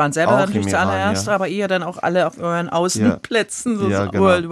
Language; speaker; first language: German; native; German